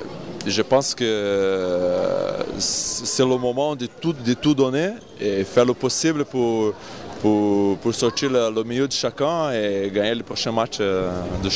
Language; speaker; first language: French; non-native, fluent; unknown